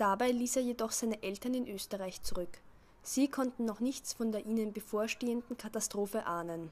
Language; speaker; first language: German; native; German